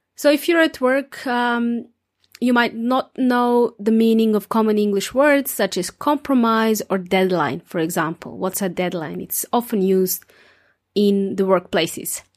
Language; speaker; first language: English; non-native, fluent; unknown